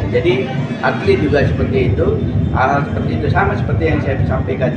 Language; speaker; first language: Indonesian; native; Indonesian